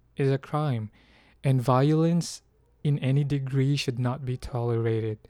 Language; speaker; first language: English; non-native, local second language; Filipino